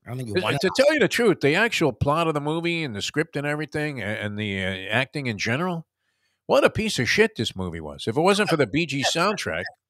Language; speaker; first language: English; native; English